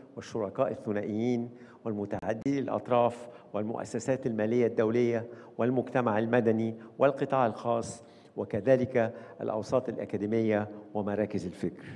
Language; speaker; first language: Arabic; native; Arabic